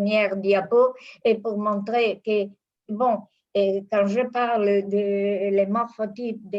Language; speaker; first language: French; non-native, fluent; Spanish